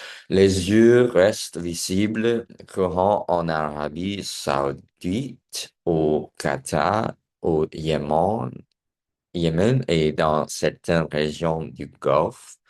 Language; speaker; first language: French; non-native, learner; English